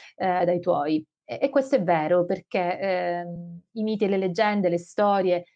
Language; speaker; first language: Italian; native; Italian